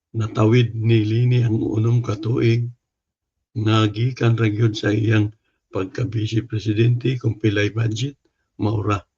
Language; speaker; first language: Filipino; non-native, local second language; Cebuano